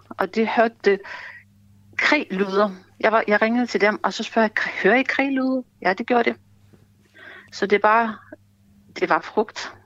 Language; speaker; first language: Danish; non-native, fluent; Ukrainian